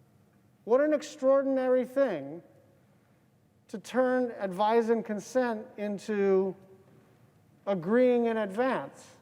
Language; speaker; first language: English; native; English